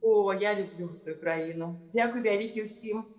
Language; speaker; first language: Belarusian; native; Belarusian